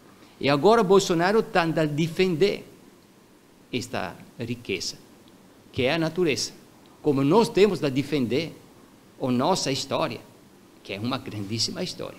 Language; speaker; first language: Portuguese; non-native, fluent; Italian